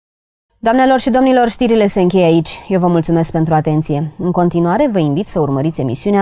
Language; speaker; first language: Romanian; native; Romanian